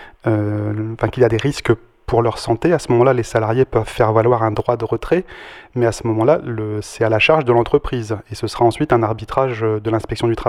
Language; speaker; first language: French; native; French